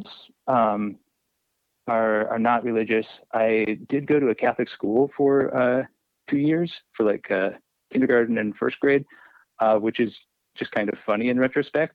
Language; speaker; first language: English; native; English